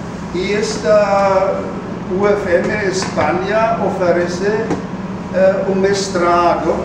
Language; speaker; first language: Portuguese; non-native, fluent; German